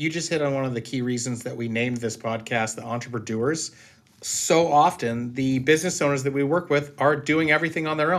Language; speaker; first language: English; native; English